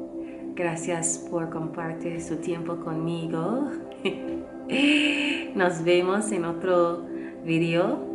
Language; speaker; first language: Spanish; non-native, learner; English